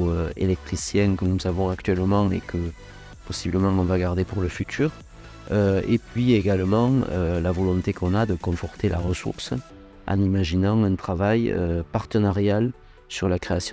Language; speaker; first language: French; native; French